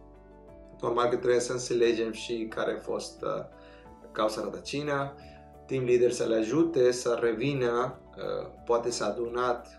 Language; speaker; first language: Romanian; non-native, fluent; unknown